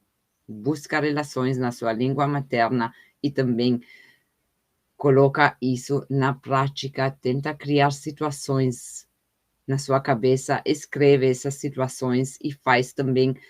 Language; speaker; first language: Portuguese; non-native, fluent; German